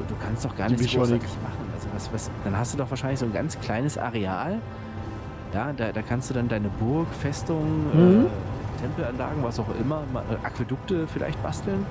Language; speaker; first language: German; native; German